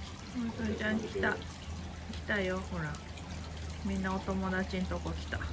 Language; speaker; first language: Japanese; native; Japanese